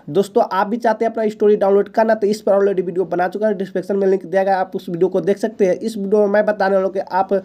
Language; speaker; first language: Hindi; native; Hindi